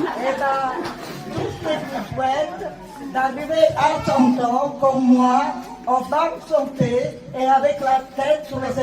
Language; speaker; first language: French; non-native, fluent; Italian